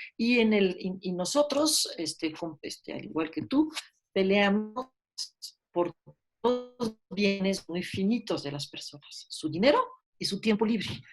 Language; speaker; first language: Spanish; early bilingual, heritage; French